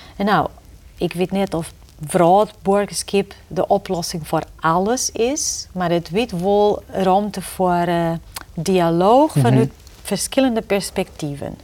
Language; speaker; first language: Dutch; non-native, fluent; Portuguese